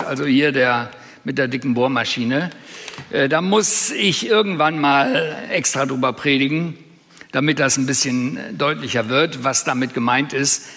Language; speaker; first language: German; native; German